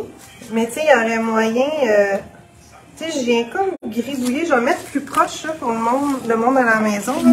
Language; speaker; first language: French; native; French